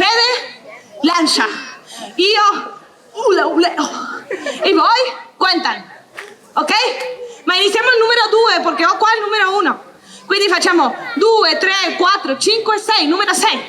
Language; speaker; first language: Italian; non-native, learner; Spanish